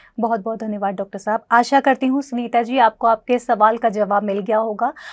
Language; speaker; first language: Hindi; native; Hindi